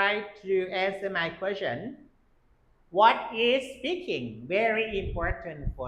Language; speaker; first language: English; non-native, learner; Lao